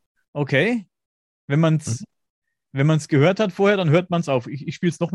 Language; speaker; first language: German; native; German